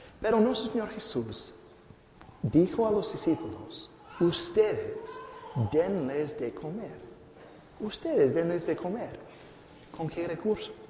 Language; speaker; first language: Spanish; non-native, fluent; English